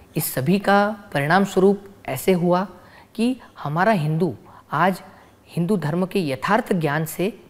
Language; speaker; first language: Hindi; non-native, local second language; Marathi